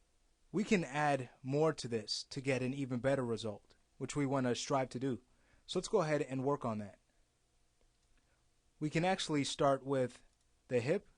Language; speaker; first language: English; native; English